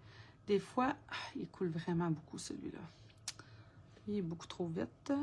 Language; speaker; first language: French; native; French